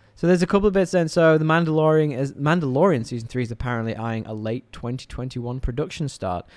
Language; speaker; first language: English; native; English